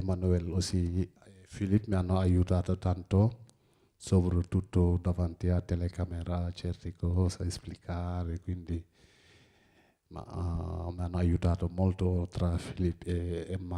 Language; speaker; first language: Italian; non-native, fluent; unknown